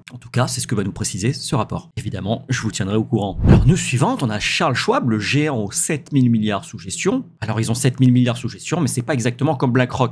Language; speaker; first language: French; native; French